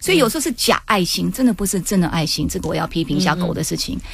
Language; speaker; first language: Chinese; early bilingual, heritage; Chinese